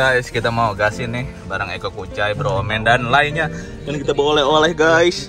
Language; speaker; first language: Indonesian; native; Indonesian